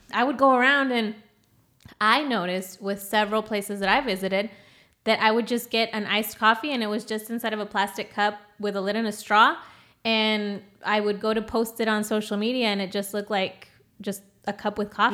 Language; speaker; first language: English; early bilingual, other home language; Spanish